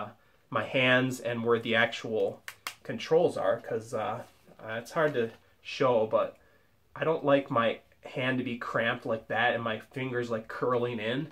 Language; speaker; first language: English; native; English